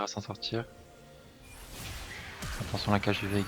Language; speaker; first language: French; native; French